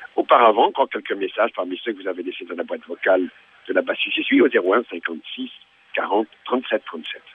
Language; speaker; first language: French; native; French